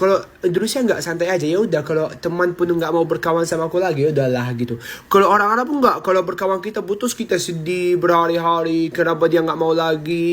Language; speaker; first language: Indonesian; non-native, fluent; Arabic